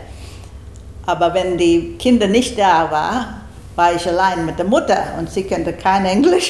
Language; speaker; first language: German; non-native, learner; English